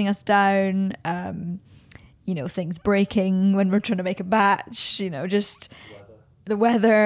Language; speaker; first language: English; native; English